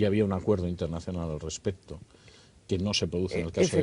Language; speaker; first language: Spanish; native; Spanish